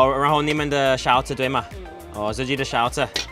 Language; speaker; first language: Chinese; non-native, learner; English